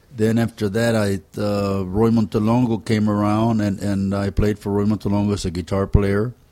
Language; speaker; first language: English; early bilingual, other home language; Spanish